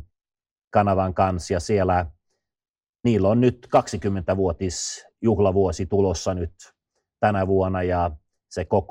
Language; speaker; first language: Finnish; non-native, fluent; Swedish